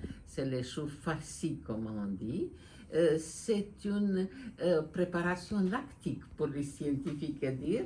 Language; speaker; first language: French; non-native, fluent; Romanian